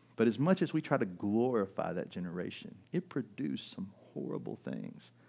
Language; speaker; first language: English; early bilingual, other home language; German